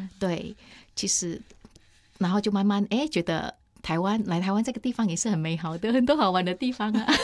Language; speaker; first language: Chinese; non-native, fluent; Indonesian